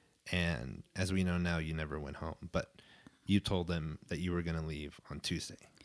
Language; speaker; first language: English; early bilingual, other home language; Spanish